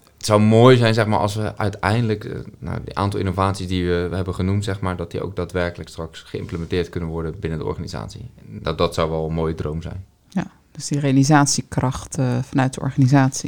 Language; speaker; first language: Dutch; native; Dutch